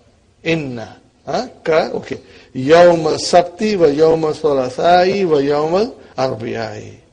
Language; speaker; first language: Arabic; non-native, fluent; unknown